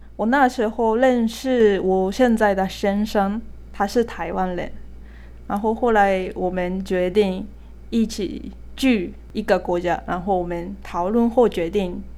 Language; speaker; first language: Chinese; non-native, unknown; Japanese